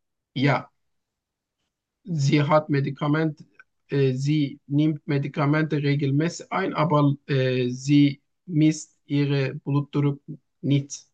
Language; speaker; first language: German; non-native, learner; Turkish